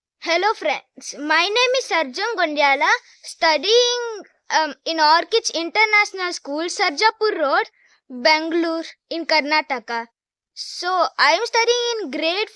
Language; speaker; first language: English; non-native, local second language; Hindi